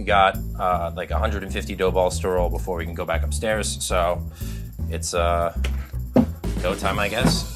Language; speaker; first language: English; native; English